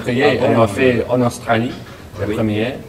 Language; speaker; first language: French; non-native, learner; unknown